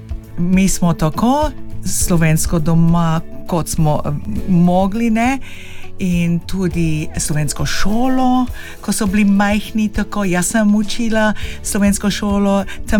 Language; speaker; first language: Slovenian; early bilingual, heritage; Slovenian